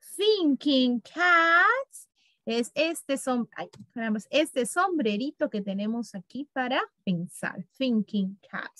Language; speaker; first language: Spanish; native; Spanish